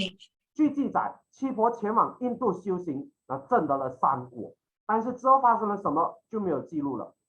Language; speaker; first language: Chinese; native; Chinese